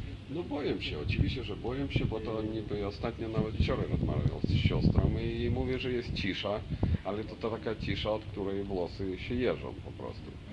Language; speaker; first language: Polish; non-native, fluent; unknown